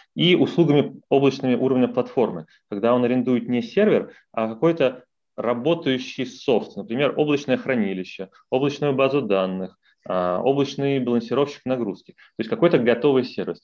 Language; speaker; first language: Russian; native; Russian